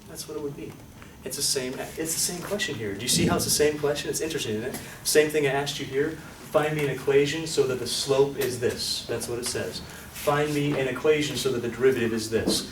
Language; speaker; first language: English; native; English